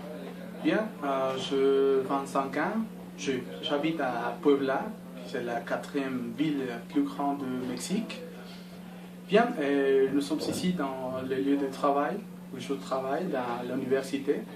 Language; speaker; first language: French; non-native, learner; Spanish